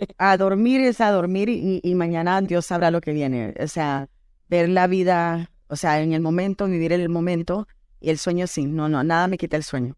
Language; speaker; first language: Spanish; early bilingual, heritage; Spanish